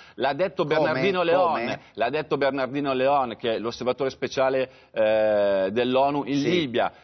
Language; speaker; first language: Italian; native; Italian